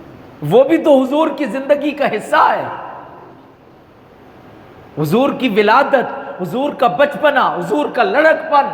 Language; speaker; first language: Urdu; native; Urdu